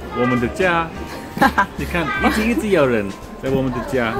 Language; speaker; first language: Chinese; non-native, fluent; German